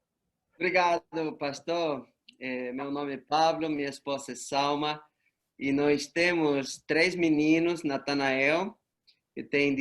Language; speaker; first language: Portuguese; non-native, fluent; Spanish